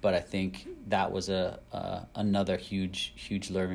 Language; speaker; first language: English; native; English